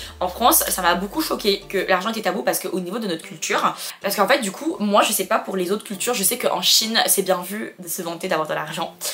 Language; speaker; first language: French; non-native, fluent; Khmer